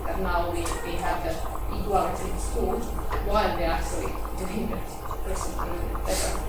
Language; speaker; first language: English; non-native, fluent; Finnish